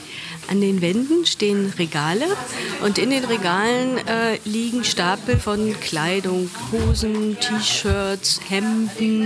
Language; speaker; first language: German; native; German